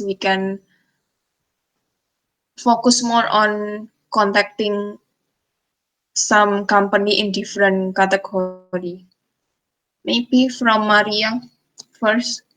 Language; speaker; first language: English; non-native, fluent; Indonesian